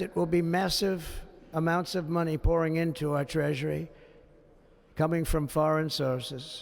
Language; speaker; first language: English; native; English